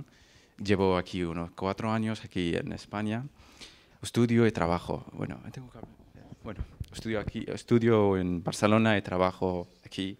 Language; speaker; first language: Spanish; non-native, fluent; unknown